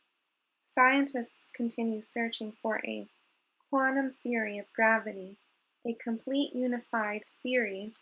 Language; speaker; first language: English; native; English